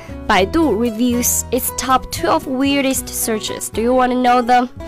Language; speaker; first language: English; non-native, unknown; Chinese